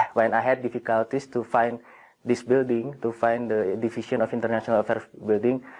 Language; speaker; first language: English; non-native, fluent; Indonesian